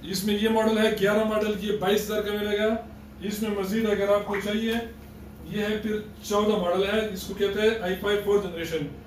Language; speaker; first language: Urdu; non-native, local second language; Pashto